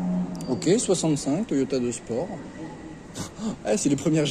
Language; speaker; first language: French; native; French